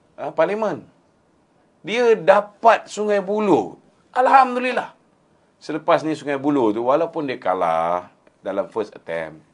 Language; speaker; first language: Malay; native; Malay